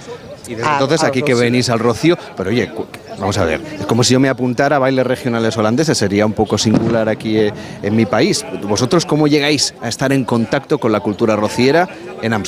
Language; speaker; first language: Spanish; native; Spanish